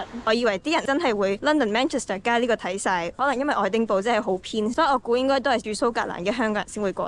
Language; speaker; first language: Cantonese; native; Cantonese